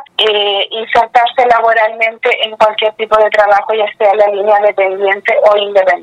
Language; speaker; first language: Spanish; native; Spanish